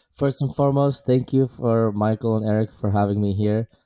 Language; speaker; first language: English; early bilingual, other home language; Assyrian Neo-Aramaic